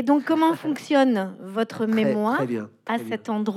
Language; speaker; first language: French; native; French